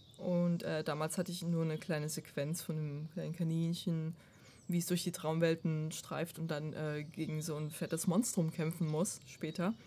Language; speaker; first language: German; non-native, fluent; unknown